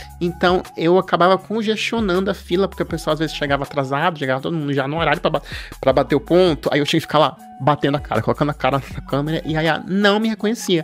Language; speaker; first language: Portuguese; native; Portuguese